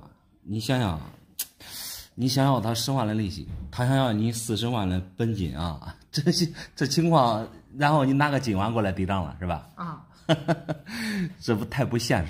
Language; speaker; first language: Chinese; native; Chinese